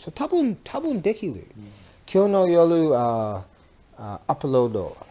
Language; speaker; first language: Japanese; non-native, learner; English